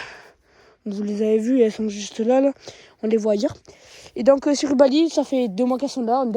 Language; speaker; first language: French; native; French